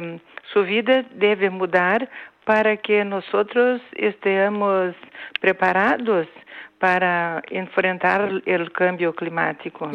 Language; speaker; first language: Spanish; non-native, fluent; Portuguese